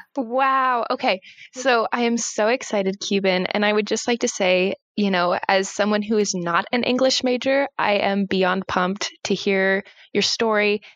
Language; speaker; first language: English; native; English